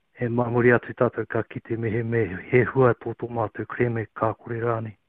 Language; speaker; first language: Māori; non-native, local second language; English